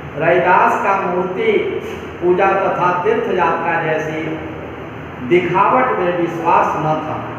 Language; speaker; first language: Hindi; native; Hindi